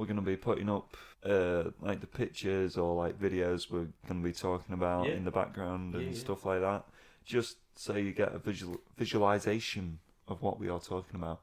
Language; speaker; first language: English; native; English